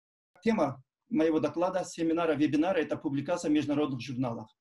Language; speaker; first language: Russian; non-native, local second language; Kyrgyz